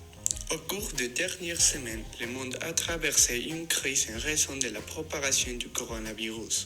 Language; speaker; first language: French; non-native, learner; Spanish